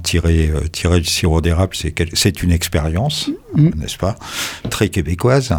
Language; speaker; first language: French; native; French